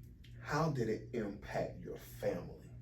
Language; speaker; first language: English; native; English